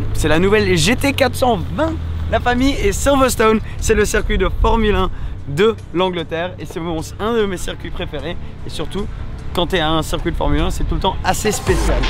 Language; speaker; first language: French; native; French